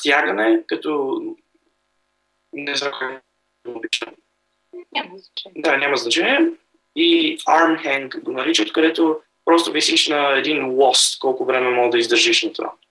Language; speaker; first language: Bulgarian; early bilingual, other home language; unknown